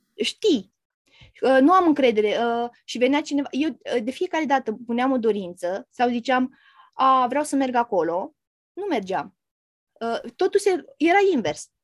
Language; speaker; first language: Romanian; native; Romanian